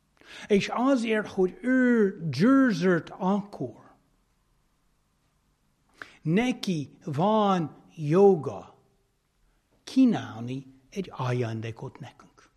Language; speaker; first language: Hungarian; non-native, fluent; English